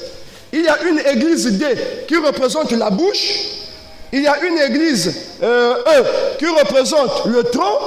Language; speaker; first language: French; non-native, local second language; Lingala